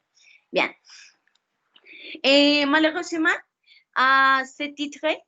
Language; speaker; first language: French; non-native, learner; Spanish